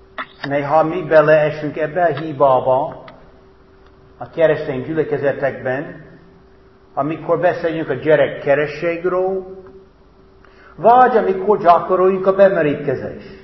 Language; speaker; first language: Hungarian; non-native, fluent; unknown